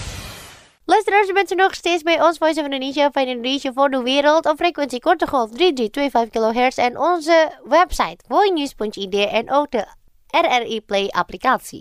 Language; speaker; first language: Dutch; non-native, fluent; Indonesian